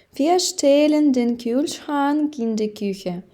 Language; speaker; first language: German; non-native, fluent; Ukrainian